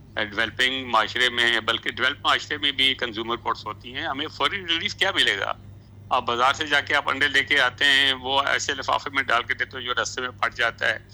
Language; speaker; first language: Urdu; non-native, local second language; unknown